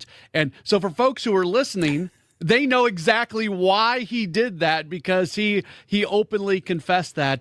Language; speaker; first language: English; native; English